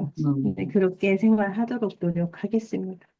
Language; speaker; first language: Korean; native; Korean